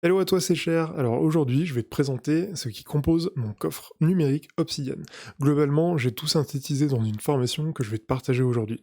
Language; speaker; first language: French; native; French